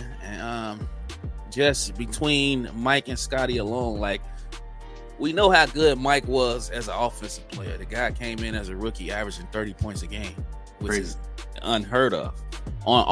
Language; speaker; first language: English; native; English